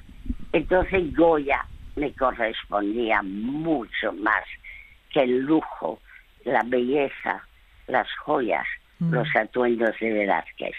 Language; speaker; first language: Spanish; early bilingual, other home language; French